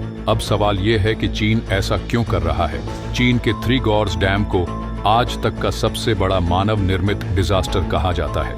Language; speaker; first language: Hindi; native; Hindi